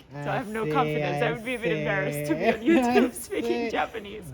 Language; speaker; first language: English; non-native, fluent; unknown